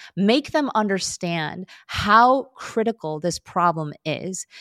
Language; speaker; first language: English; early bilingual, other home language; Korean